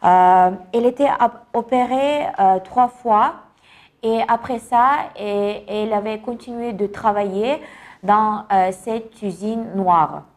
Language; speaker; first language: French; non-native, learner; Kazakh